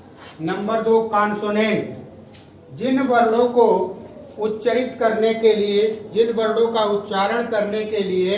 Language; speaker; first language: Hindi; native; Hindi